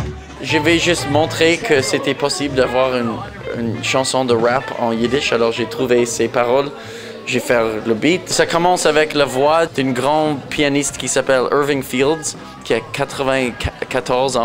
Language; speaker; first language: French; non-native, local second language; English